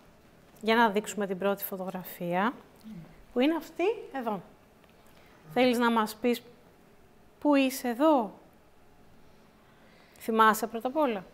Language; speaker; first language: Greek; native; Greek